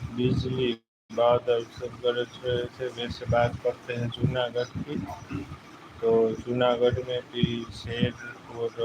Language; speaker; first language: Hindi; non-native, local second language; Gujarati